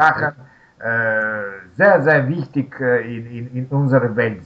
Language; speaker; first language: German; non-native, learner; Russian